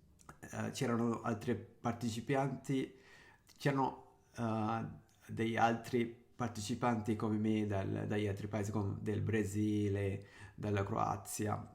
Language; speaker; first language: Italian; non-native, fluent; Sinhala